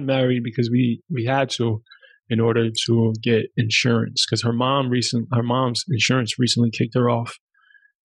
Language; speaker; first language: English; early bilingual, other home language; German